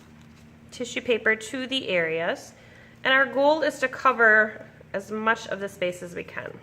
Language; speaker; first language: English; native; English